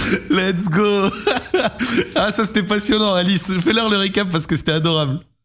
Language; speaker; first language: French; native; French